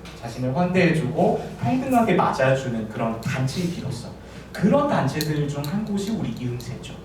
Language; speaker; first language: Korean; native; Korean